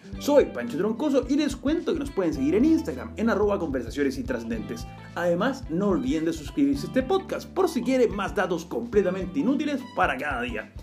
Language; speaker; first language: Spanish; native; Spanish